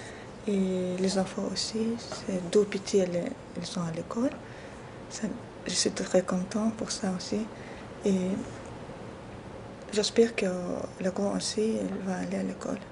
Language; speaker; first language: French; non-native, learner; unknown